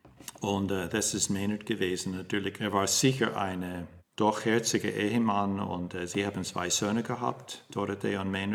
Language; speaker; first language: German; non-native, fluent; English